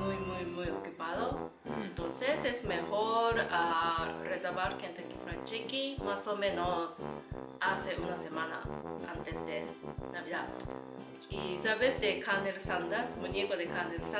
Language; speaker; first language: Spanish; non-native, learner; Japanese